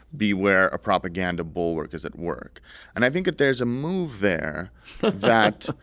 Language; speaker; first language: English; early bilingual, other home language; Russian